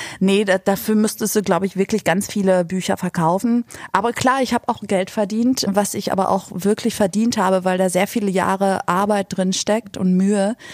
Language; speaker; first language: German; native; German